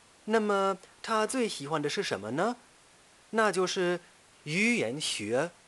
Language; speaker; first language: Chinese; non-native, fluent; German